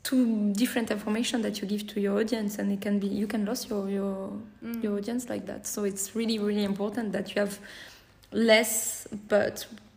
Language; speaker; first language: English; non-native, fluent; French